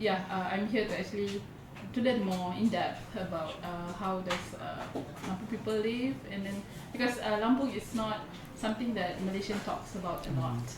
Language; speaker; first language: English; non-native, local second language; Malay